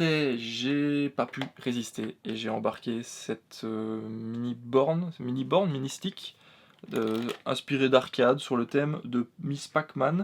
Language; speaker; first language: French; native; French